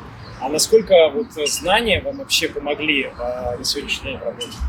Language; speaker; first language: Russian; native; Russian